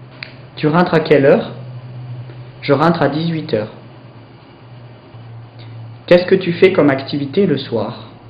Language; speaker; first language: French; non-native, learner; English